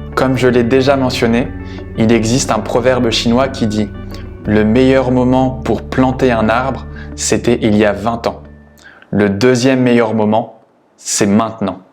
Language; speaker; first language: French; native; French